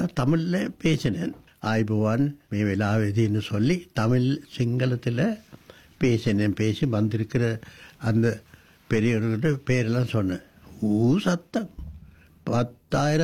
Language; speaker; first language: Tamil; non-native, local second language; Sinhala